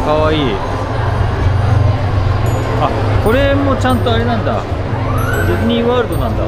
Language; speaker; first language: Japanese; native; Japanese